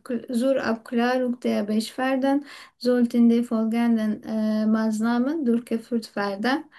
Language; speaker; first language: German; non-native, learner; Turkish